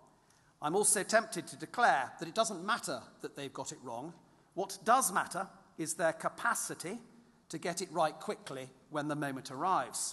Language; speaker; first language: English; native; English